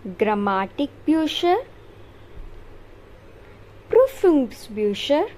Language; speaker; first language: German; non-native, learner; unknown